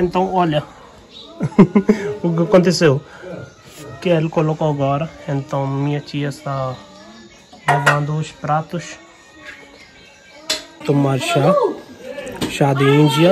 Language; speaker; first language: Portuguese; non-native, learner; Hindi